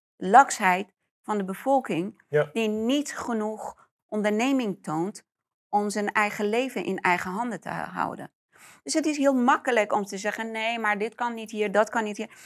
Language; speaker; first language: Dutch; non-native, fluent; Persian